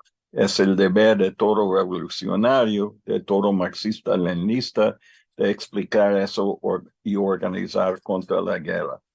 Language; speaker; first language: Spanish; non-native, learner; English